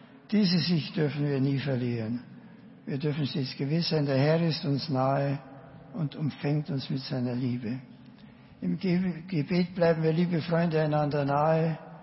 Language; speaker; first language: German; native; German